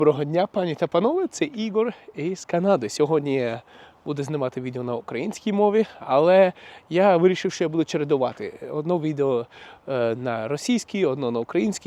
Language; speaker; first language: Ukrainian; non-native, local second language; Russian